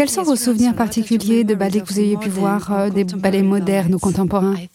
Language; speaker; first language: French; native; French